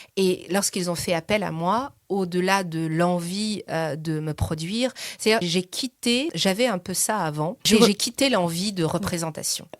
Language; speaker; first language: French; early bilingual, other home language; Persian